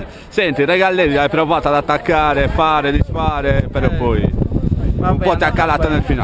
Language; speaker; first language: Italian; native; Italian